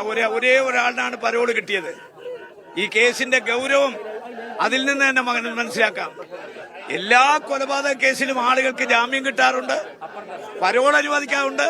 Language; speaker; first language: Malayalam; native; Malayalam